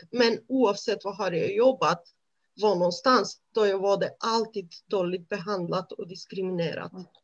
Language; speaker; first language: Swedish; non-native, fluent; Romany